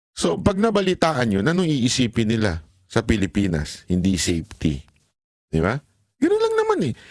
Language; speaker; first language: Filipino; native; Filipino